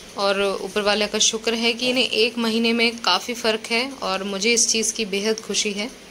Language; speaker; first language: Hindi; native; Hindi